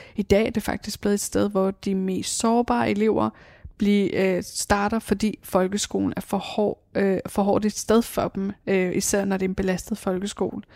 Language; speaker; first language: Danish; early bilingual, other home language; Persian